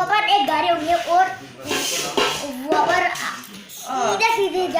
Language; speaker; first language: Hindi; non-native, local second language; Mizo